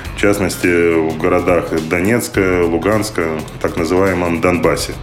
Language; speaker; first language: Russian; native; Russian